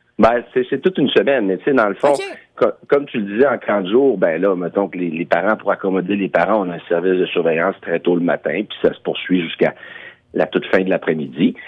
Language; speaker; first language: French; non-native, local second language; English